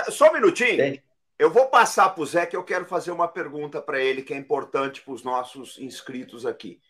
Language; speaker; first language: Portuguese; native; Portuguese